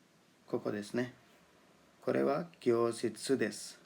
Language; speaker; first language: Japanese; non-native, fluent; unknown